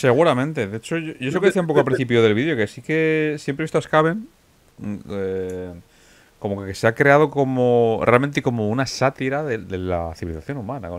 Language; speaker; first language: Spanish; native; Spanish